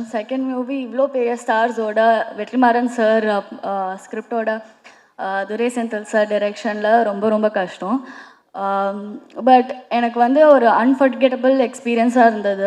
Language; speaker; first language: Tamil; non-native, fluent; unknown